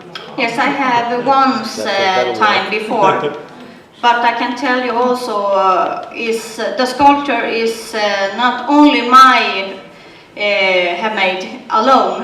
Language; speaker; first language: English; non-native, learner; Swedish